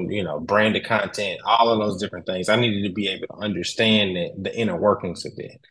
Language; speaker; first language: English; native; English